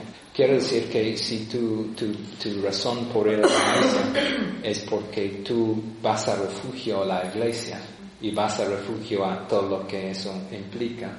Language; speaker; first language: Spanish; non-native, fluent; English